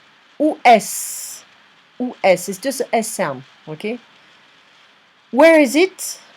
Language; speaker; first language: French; non-native, fluent; English